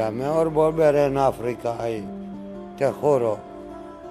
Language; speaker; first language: Spanish; non-native, learner; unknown